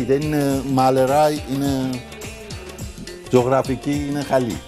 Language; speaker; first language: Greek; non-native, fluent; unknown